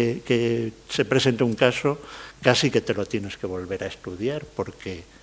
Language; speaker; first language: Spanish; native; Spanish